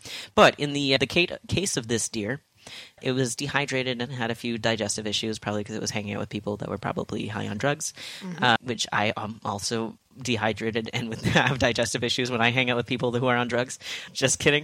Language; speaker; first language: English; native; English